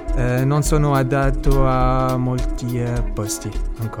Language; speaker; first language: Italian; non-native, learner; Arabic